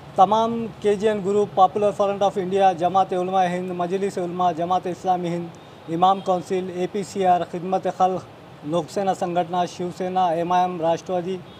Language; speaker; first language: Hindi; non-native, local second language; Urdu